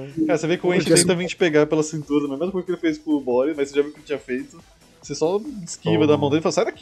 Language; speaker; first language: Portuguese; native; Portuguese